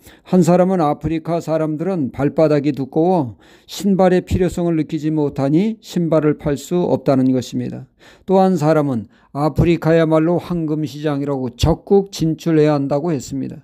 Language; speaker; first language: Korean; native; Korean